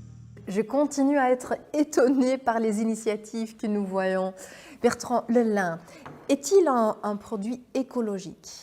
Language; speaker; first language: French; non-native, local second language; Dutch